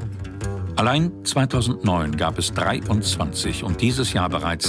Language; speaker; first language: German; native; German